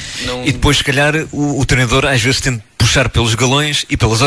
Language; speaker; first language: Portuguese; native; Portuguese